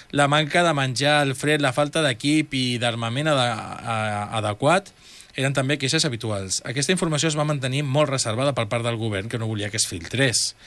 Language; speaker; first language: Catalan; native; Catalan